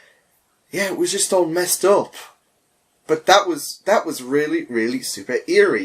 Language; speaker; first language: English; native; English